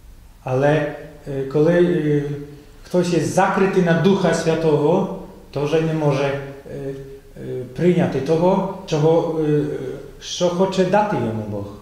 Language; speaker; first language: Ukrainian; non-native, fluent; Polish